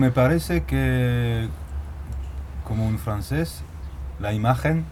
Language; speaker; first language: Spanish; non-native, learner; French